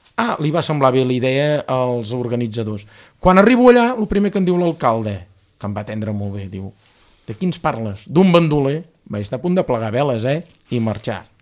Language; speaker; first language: Catalan; native; Catalan